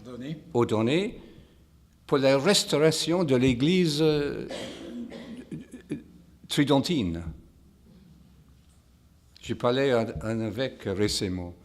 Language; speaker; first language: French; non-native, fluent; English